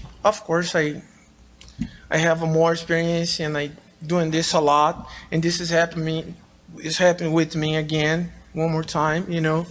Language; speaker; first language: English; non-native, learner; Portuguese